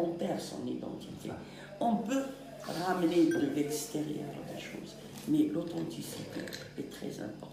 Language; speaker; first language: French; non-native, local second language; Kabyle